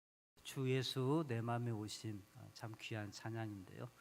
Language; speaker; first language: Korean; native; Korean